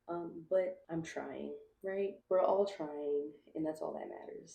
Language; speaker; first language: English; native; English